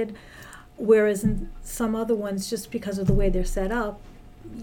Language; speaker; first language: English; native; English